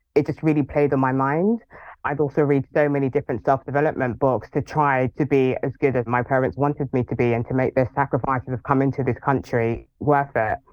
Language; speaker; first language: English; early bilingual, other home language; Yoruba